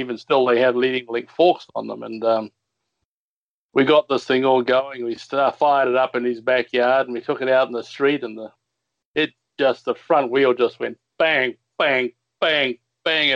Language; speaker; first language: English; native; English